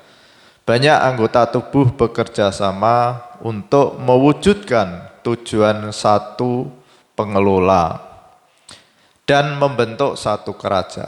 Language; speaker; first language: Indonesian; native; Indonesian